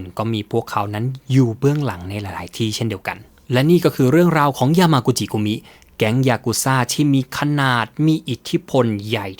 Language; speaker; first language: Thai; native; Thai